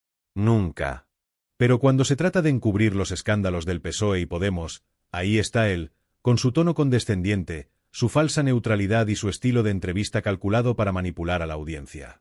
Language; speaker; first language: Spanish; native; Spanish